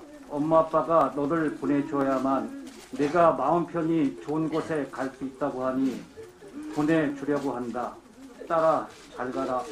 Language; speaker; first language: Korean; native; Korean